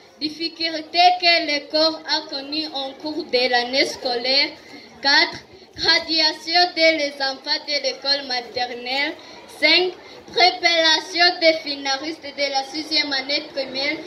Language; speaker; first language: French; non-native, learner; Kinyarwanda